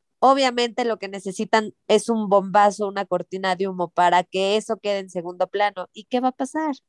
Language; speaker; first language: Spanish; native; Spanish